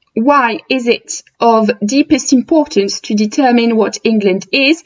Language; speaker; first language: English; non-native, fluent; French